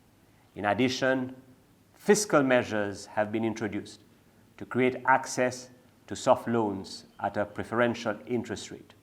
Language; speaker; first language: English; non-native, local second language; Seselwa Creole French